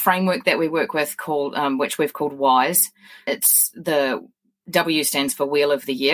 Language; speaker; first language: English; native; English